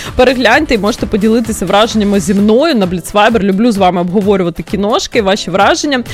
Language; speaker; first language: Ukrainian; native; Ukrainian